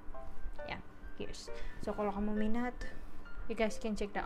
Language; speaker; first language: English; non-native, local second language; Malay